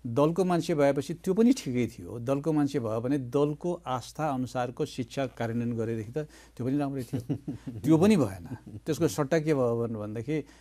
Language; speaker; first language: Nepali; native; Nepali